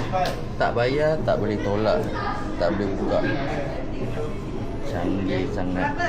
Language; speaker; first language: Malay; non-native, fluent; Chinese